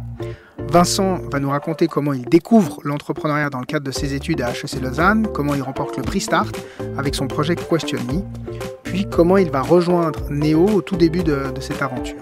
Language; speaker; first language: French; native; French